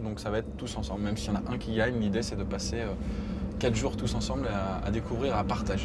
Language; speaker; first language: French; native; French